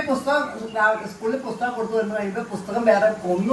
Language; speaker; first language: Malayalam; native; Malayalam